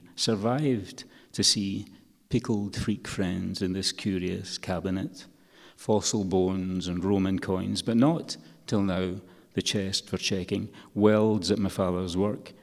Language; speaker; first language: English; native; English